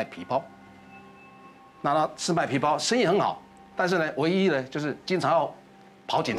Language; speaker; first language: Chinese; native; Chinese